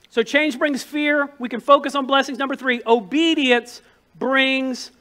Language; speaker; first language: English; native; English